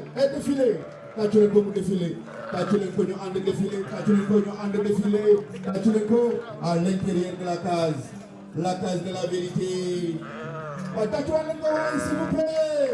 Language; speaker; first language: French; non-native, local second language; Wolof